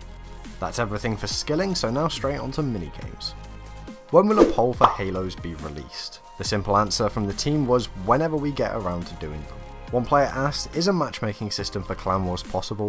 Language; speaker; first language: English; native; English